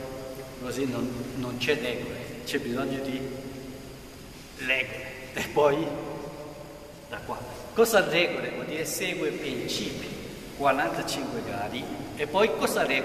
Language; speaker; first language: Italian; non-native, learner; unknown